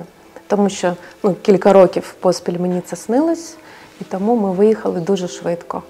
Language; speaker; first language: Ukrainian; non-native, local second language; Russian